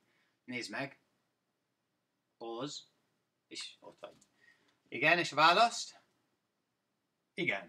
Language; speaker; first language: Hungarian; non-native, fluent; English